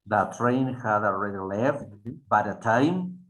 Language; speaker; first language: English; non-native, fluent; Spanish